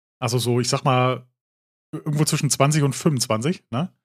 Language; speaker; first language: German; native; German